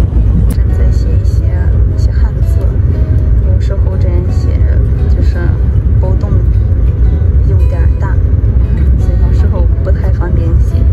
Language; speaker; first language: Chinese; non-native, fluent; Ukrainian